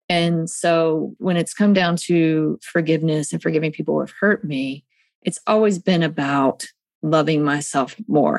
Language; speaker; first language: English; native; English